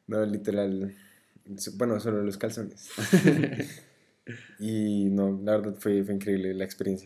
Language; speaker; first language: Spanish; native; Spanish